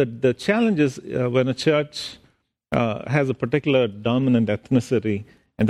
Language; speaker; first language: English; non-native, local second language; Tamil